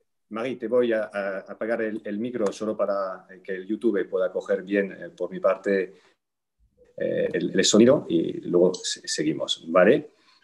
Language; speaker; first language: Spanish; native; Spanish